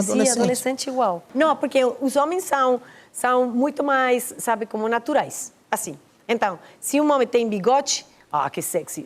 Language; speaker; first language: Portuguese; non-native, fluent; Spanish